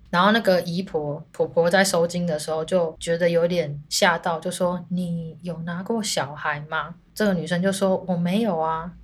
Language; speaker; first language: Chinese; native; Chinese